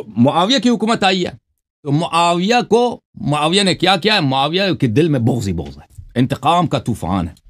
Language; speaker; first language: Urdu; non-native, local second language; Balti